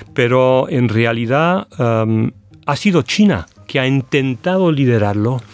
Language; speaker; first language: Spanish; non-native, fluent; English